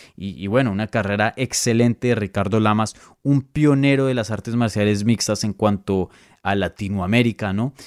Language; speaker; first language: Spanish; native; Spanish